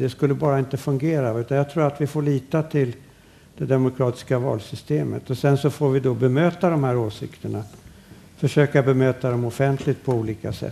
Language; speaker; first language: Swedish; native; Swedish